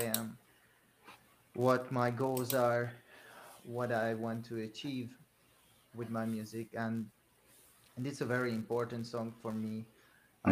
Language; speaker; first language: English; non-native, fluent; Hungarian